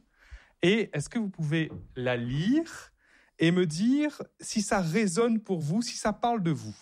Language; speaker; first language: French; native; French